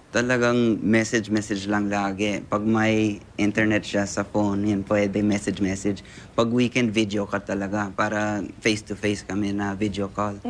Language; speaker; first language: Filipino; non-native, fluent; English